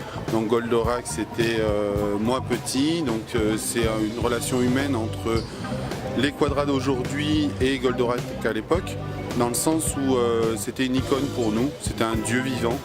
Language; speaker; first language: French; native; French